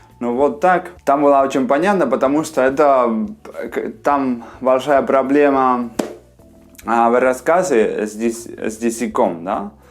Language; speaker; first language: Russian; non-native, learner; Spanish